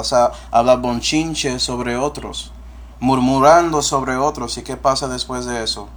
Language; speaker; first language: Spanish; early bilingual, heritage; Spanish